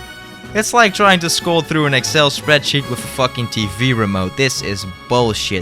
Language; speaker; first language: English; native; English